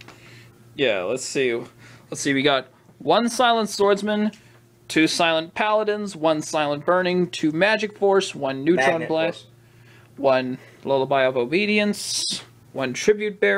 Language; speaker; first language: English; native; English